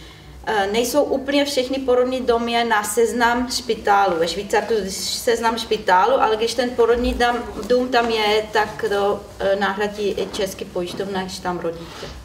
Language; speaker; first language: Czech; non-native, learner; German